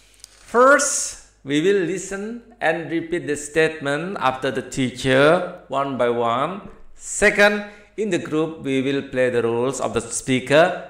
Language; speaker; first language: English; non-native, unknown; Indonesian